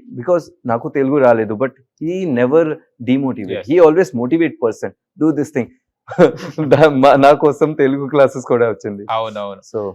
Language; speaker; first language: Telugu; non-native, learner; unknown